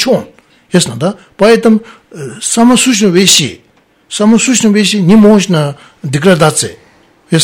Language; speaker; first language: Russian; non-native, learner; Tibetan